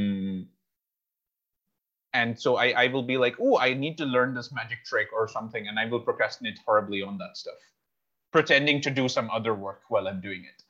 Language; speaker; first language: English; non-native, local second language; Bangla